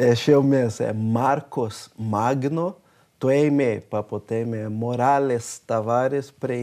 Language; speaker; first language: Slovenian; non-native, learner; Portuguese